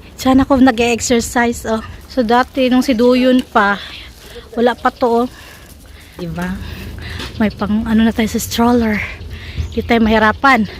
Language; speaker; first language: Filipino; native; Filipino